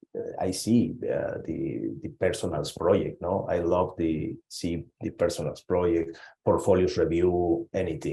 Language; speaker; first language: English; non-native, learner; Spanish